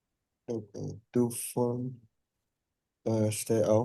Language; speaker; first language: German; non-native, learner; Indonesian